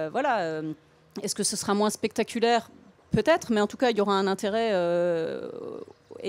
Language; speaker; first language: French; native; French